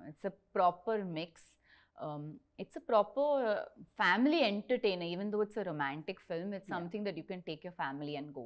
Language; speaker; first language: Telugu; non-native, learner; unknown